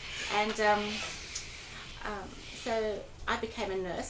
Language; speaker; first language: English; early bilingual, other home language; German